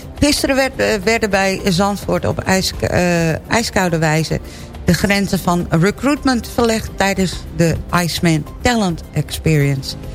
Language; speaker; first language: Dutch; native; Dutch